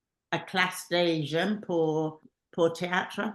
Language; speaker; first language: French; non-native, learner; English